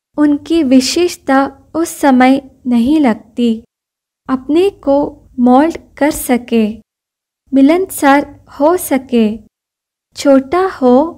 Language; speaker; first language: Hindi; non-native, local second language; Kannada